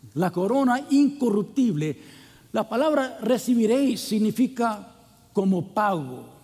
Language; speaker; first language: Spanish; non-native, fluent; English